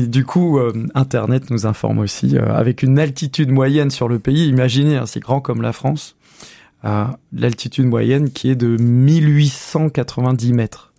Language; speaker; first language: French; native; French